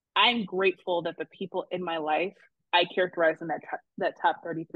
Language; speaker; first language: English; native; English